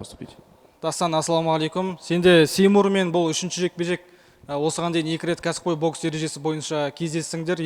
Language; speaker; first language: Kazakh; native; Kazakh